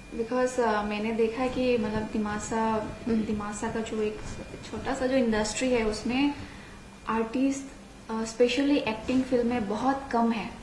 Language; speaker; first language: Hindi; non-native, local second language; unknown